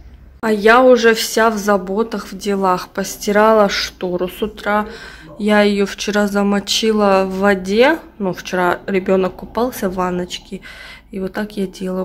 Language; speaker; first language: Russian; native; Russian